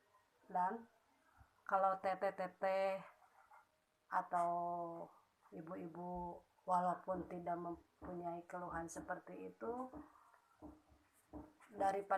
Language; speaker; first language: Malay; non-native, local second language; Sundanese